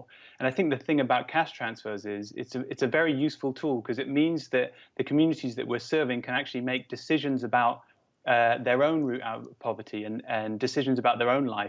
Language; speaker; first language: English; native; English